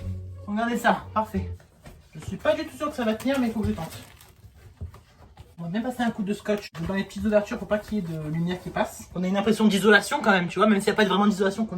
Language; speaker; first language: French; native; French